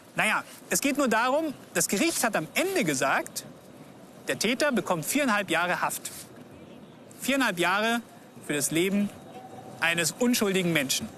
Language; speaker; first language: German; native; German